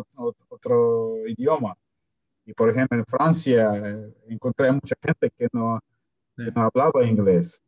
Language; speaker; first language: Spanish; non-native, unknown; Russian